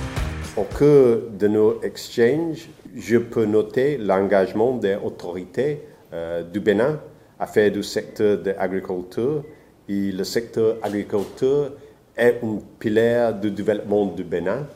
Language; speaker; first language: French; non-native, fluent; English